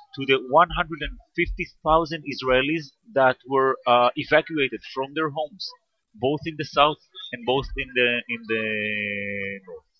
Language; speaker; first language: English; non-native, fluent; Hebrew